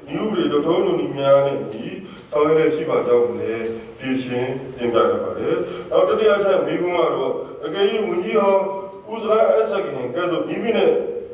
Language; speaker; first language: Burmese; non-native, local second language; Hakha Chin